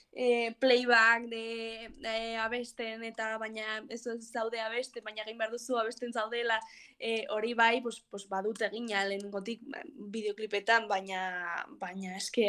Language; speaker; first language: Basque; non-native, local second language; Spanish